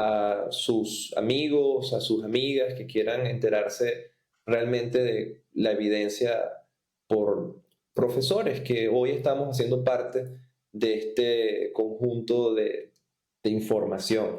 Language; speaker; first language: Spanish; native; Spanish